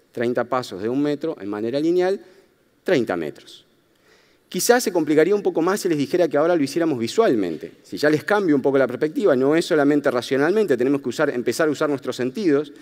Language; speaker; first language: Spanish; native; Spanish